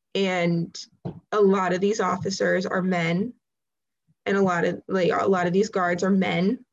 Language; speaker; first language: English; native; English